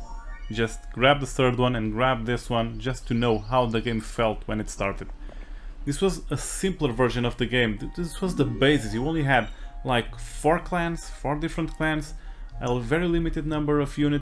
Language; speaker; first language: English; non-native, fluent; Portuguese